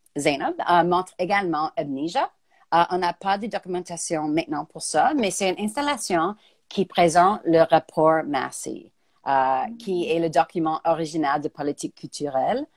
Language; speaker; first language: French; native; French